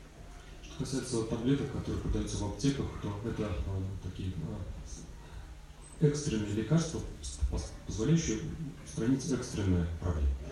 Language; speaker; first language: Russian; native; Russian